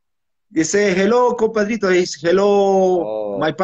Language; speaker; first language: English; non-native, learner; Spanish